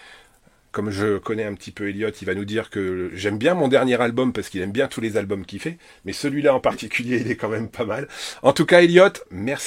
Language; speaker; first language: French; native; French